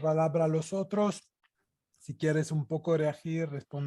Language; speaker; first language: Spanish; non-native, fluent; Italian